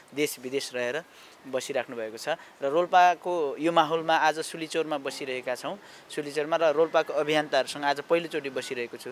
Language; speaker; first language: Nepali; non-native, local second language; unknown